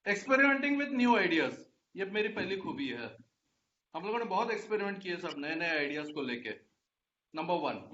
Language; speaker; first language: Hindi; non-native, local second language; Marathi